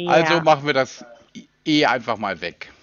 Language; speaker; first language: German; native; German